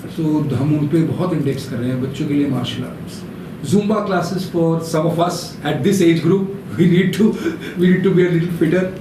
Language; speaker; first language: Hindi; non-native, local second language; Bangla